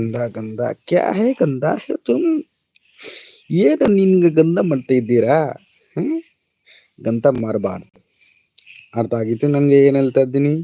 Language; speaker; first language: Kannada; non-native, learner; Bangla